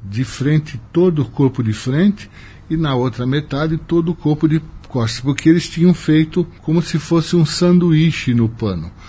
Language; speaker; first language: Portuguese; native; Portuguese